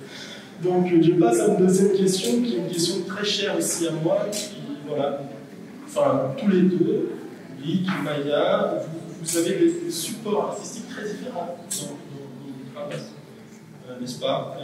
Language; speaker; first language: French; non-native, fluent; Portuguese